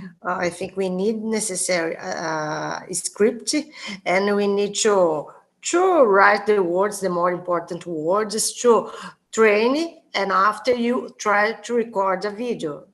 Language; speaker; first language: English; non-native, learner; Portuguese